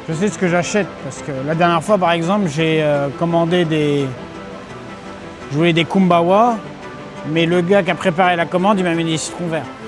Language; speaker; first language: French; native; French